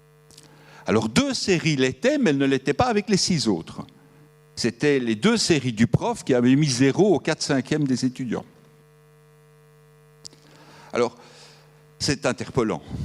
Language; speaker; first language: French; native; French